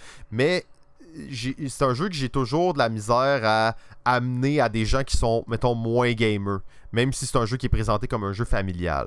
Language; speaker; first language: French; native; French